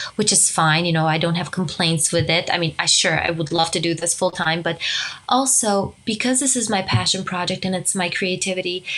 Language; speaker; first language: English; non-native, fluent; Romanian